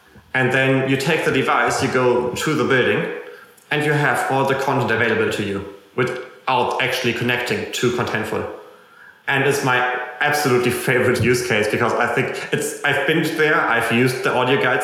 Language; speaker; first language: English; non-native, fluent; German